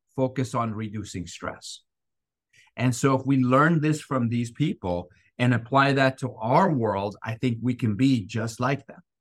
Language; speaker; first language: English; non-native, fluent; Persian